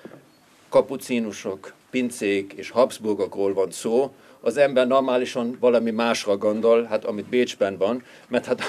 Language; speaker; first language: Hungarian; non-native, fluent; German